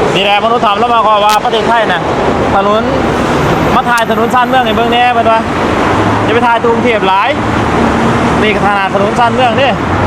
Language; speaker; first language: Thai; native; Thai